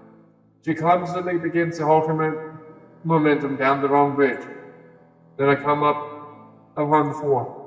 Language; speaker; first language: English; native; English